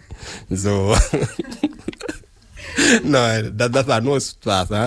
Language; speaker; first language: German; non-native, learner; French